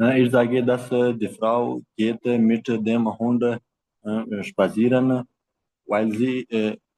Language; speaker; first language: German; non-native, learner; Hindi